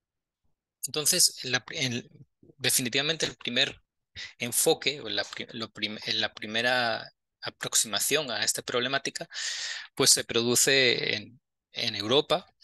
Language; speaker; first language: Spanish; native; Spanish